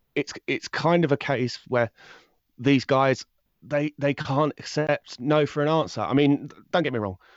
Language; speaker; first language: English; native; English